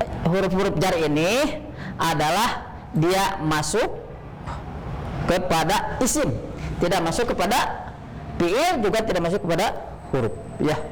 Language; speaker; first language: Indonesian; native; Indonesian